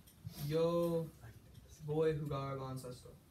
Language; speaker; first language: Spanish; non-native, learner; English